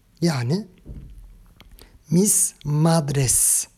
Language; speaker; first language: Spanish; non-native, learner; Turkish